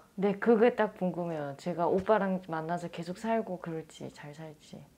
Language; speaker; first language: Korean; native; Korean